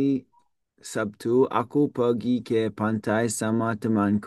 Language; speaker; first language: Indonesian; non-native, learner; English